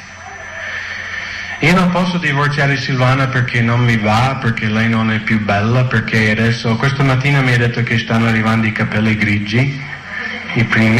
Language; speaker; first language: Italian; non-native, fluent; English